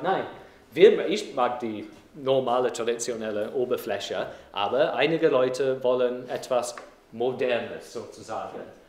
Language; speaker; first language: German; non-native, fluent; English